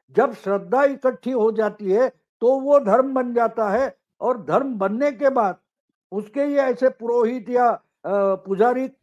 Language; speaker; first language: Hindi; non-native, local second language; Marathi